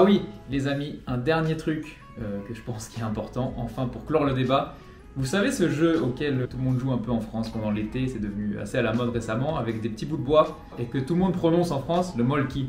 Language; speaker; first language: French; native; French